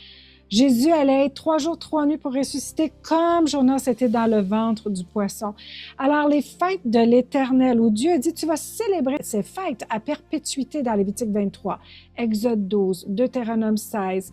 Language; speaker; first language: French; native; French